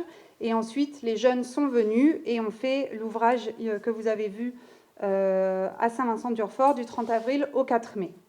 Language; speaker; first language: French; native; French